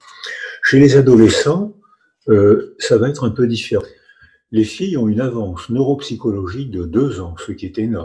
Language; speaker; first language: French; native; French